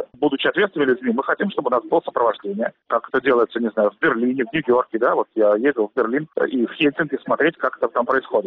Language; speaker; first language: Russian; native; Russian